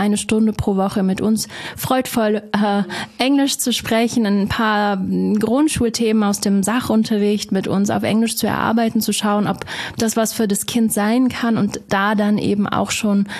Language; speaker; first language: German; native; German